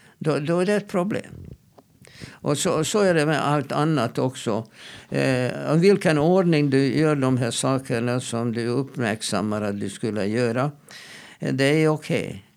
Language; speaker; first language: Swedish; non-native, fluent; Hungarian